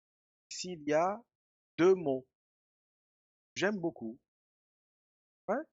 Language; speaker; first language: French; non-native, fluent; Spanish